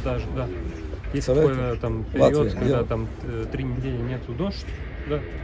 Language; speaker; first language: Russian; non-native, learner; Latvian